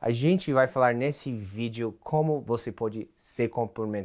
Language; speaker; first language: Portuguese; non-native, fluent; English